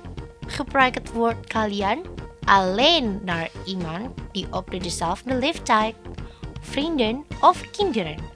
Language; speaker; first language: Dutch; non-native, learner; Indonesian